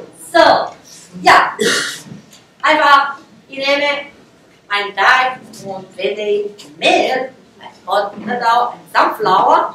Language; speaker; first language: German; non-native, fluent; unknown